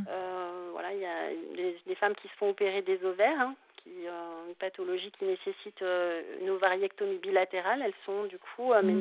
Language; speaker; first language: French; native; French